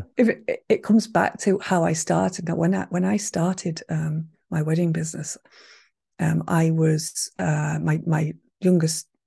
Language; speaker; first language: English; native; English